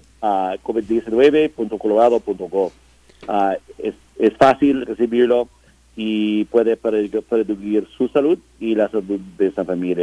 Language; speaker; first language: Spanish; non-native, learner; English